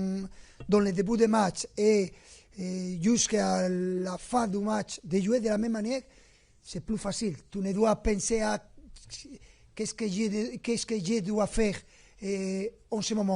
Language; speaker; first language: French; non-native, fluent; Spanish